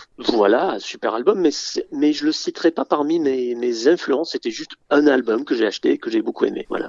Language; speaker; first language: French; early bilingual, other home language; English